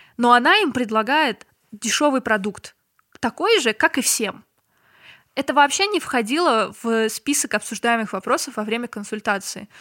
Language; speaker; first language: Russian; non-native, local second language; Turkmen